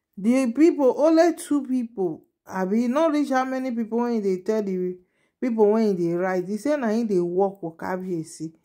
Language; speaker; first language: Nigerian Pidgin; non-native, local second language; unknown